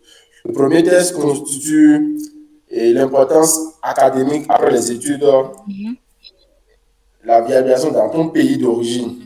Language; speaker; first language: French; non-native, local second language; Fon